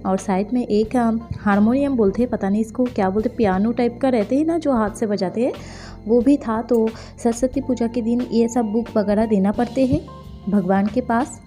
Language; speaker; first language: Hindi; non-native, local second language; Bangla